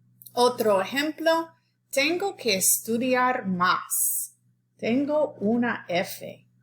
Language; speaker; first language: Spanish; non-native, fluent; English